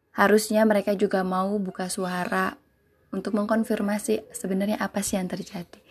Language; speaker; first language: Indonesian; non-native, local second language; Sundanese